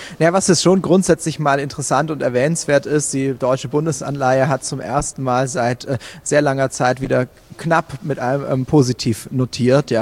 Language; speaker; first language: German; native; German